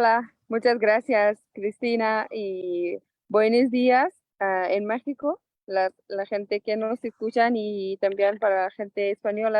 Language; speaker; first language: Spanish; non-native, local second language; Persian